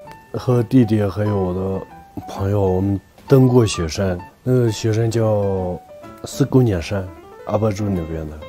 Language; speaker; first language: Chinese; non-native, local second language; Tibetan